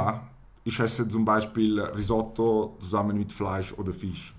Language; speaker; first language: German; non-native, fluent; Italian